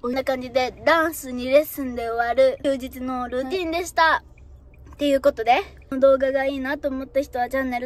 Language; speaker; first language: Japanese; native; Japanese